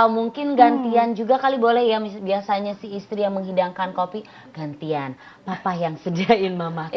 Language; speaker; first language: Indonesian; native; Indonesian